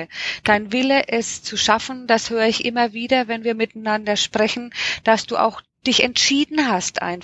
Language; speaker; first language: German; native; German